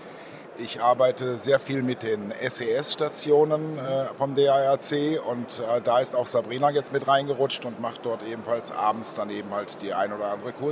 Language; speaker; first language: German; native; German